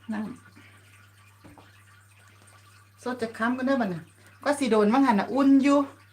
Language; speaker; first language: Thai; native; Thai